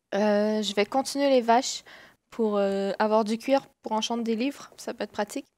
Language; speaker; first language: French; native; French